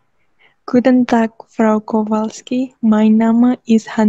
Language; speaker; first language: German; non-native, learner; Indonesian